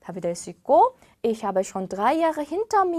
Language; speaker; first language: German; non-native, fluent; Korean